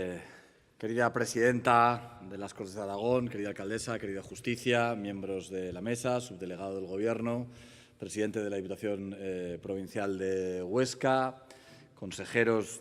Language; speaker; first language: Spanish; native; Spanish